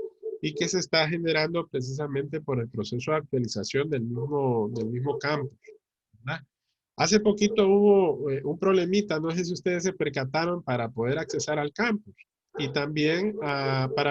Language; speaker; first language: Spanish; native; Spanish